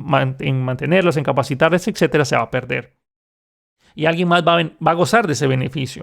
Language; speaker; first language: Spanish; native; Spanish